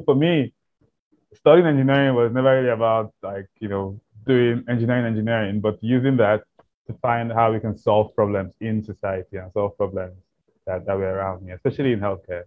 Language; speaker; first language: English; non-native, local second language; Igbo